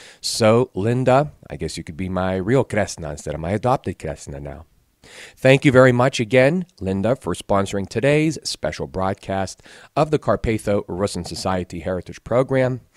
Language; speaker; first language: English; native; English